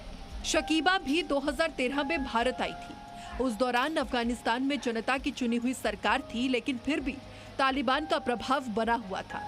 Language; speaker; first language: Hindi; native; Hindi